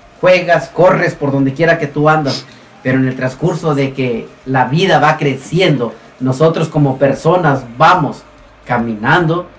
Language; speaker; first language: Spanish; native; Spanish